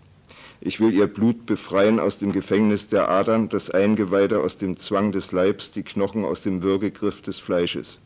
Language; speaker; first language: German; native; German